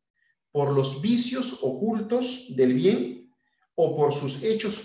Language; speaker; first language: Spanish; native; Spanish